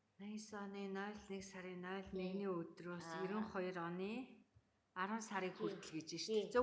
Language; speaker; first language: Mongolian; native; Mongolian